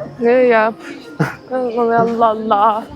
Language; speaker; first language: Turkish; non-native, fluent; Russian